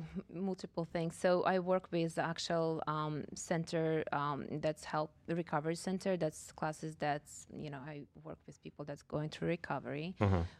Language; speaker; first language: English; non-native, fluent; Russian